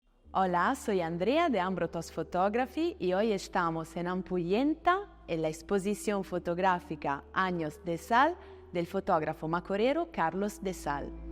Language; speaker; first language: Spanish; non-native, fluent; Italian